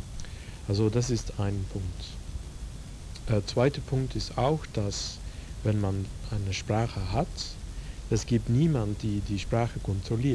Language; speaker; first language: German; non-native, fluent; Dutch